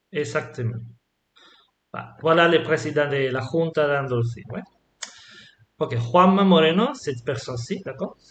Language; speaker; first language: French; non-native, fluent; Spanish